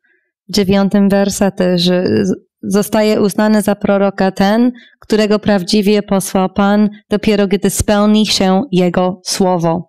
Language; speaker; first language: Polish; non-native, fluent; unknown